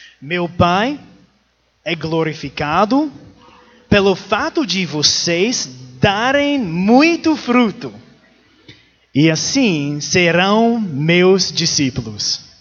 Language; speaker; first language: Portuguese; non-native, learner; English